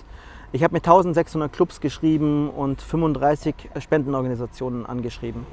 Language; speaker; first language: German; native; German